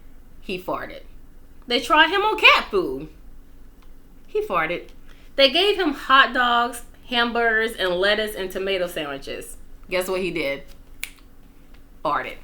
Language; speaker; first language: English; native; English